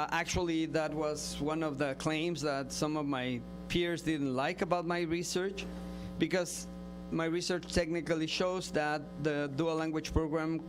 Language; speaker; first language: English; non-native, fluent; Spanish